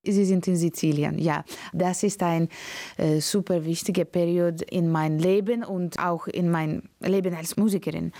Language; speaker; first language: German; non-native, fluent; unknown